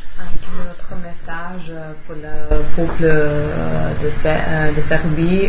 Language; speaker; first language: French; non-native, learner; Serbian